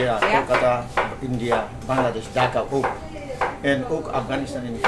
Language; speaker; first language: Dutch; non-native, local second language; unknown